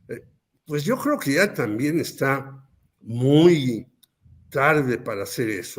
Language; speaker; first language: Spanish; native; Spanish